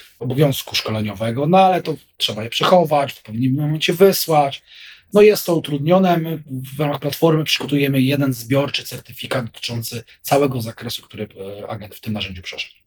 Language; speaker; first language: Polish; native; Polish